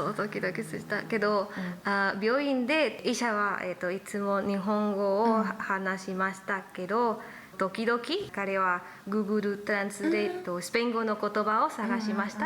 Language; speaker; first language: Japanese; non-native, learner; Spanish